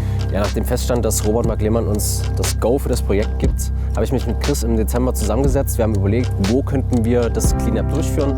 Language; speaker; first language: German; native; German